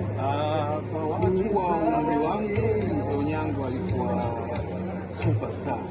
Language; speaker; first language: Swahili; native; Swahili